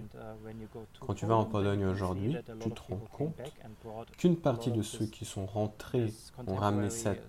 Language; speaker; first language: French; non-native, fluent; German